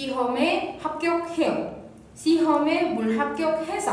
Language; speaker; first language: Korean; non-native, fluent; Indonesian